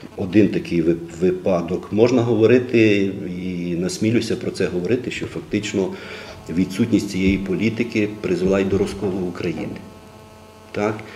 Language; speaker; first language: Ukrainian; native; Ukrainian